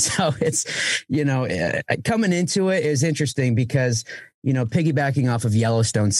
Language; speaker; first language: English; native; English